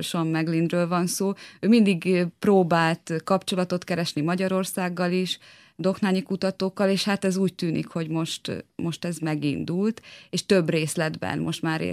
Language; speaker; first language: Hungarian; native; Hungarian